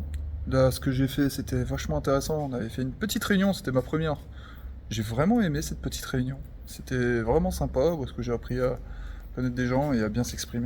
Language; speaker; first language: French; native; French